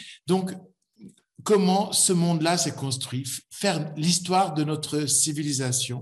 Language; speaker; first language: French; native; French